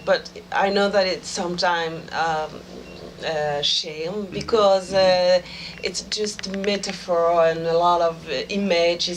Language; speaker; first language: English; non-native, fluent; French